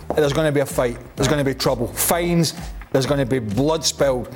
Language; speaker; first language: English; native; English